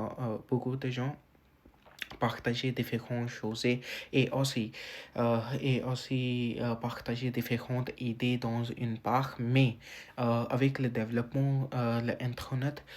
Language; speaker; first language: French; non-native, learner; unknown